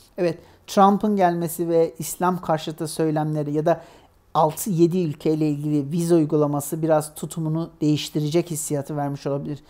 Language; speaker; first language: Turkish; native; Turkish